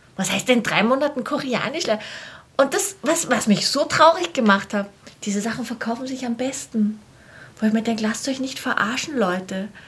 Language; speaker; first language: German; native; German